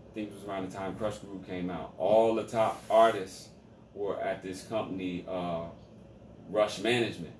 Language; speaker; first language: English; native; English